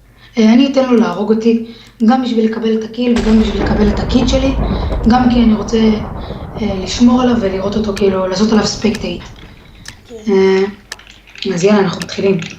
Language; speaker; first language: Hebrew; native; Hebrew